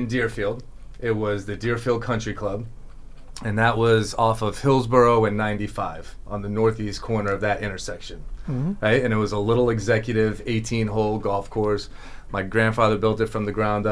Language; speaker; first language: English; native; English